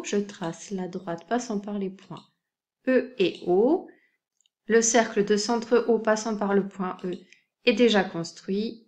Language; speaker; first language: French; native; French